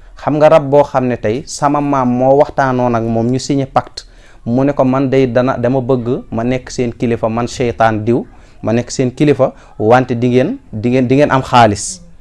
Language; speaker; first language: Wolof; non-native, local second language; Fula